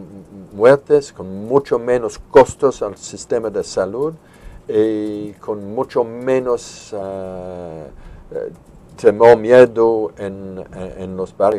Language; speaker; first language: Spanish; non-native, fluent; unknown